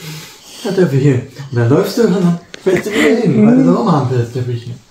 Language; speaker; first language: German; native; German